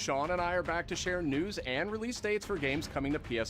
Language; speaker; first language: English; native; English